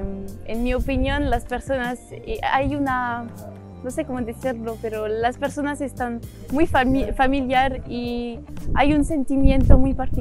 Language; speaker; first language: Spanish; non-native, learner; French